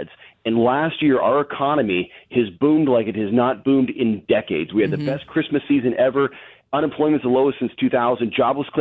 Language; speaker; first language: English; native; English